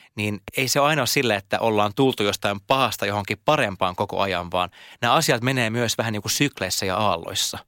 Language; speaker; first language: Finnish; non-native, local second language; Swedish